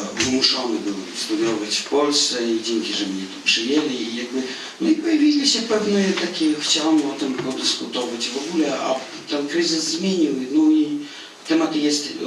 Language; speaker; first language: Polish; non-native, fluent; Russian